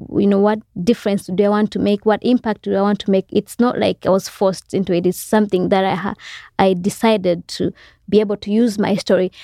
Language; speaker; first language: English; non-native, local second language; Kinyarwanda